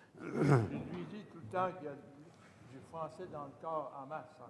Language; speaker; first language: French; native; French